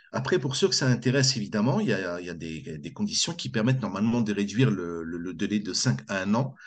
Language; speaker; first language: French; native; French